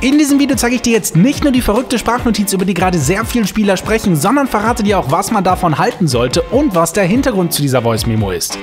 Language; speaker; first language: German; native; German